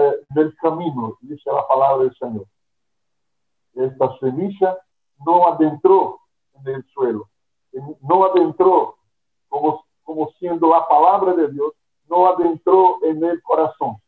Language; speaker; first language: Spanish; non-native, fluent; Portuguese